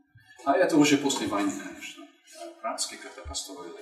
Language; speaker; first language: Russian; non-native, fluent; English